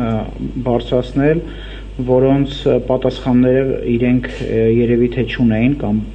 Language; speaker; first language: Armenian; native; Armenian